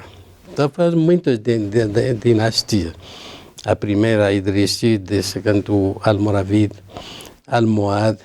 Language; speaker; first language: Portuguese; non-native, learner; Arabic